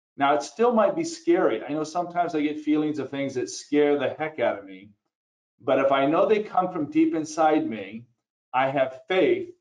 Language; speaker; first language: English; native; English